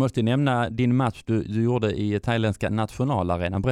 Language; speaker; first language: Swedish; native; Swedish